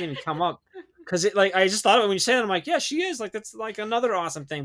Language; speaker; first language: English; native; English